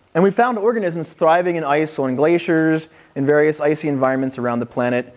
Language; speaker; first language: English; native; English